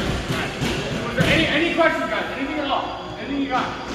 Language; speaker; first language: English; native; English